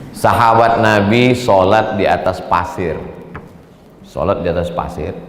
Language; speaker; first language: Indonesian; native; Indonesian